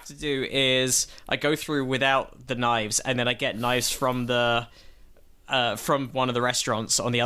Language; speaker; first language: English; native; English